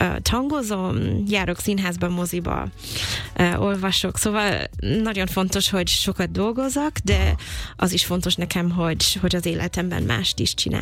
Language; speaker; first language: Hungarian; non-native, fluent; English